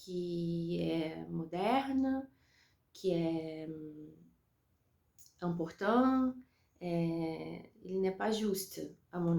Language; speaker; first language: French; non-native, learner; Portuguese